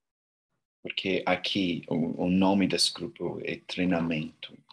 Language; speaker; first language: Portuguese; non-native, learner; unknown